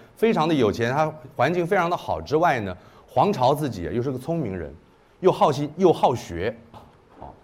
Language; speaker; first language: Chinese; native; Chinese